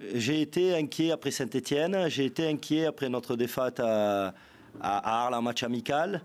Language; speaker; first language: French; native; French